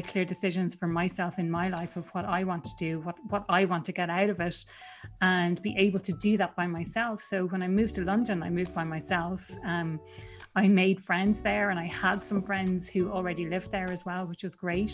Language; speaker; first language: English; native; English